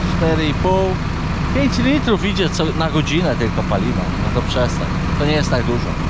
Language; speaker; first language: Polish; native; Polish